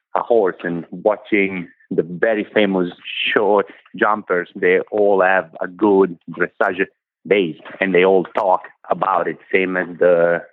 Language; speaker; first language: English; non-native, fluent; Italian